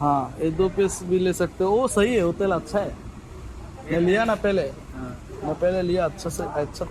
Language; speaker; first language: Hindi; non-native, learner; Bangla